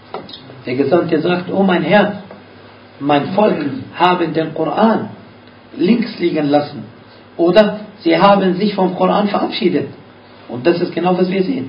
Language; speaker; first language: German; non-native, fluent; Arabic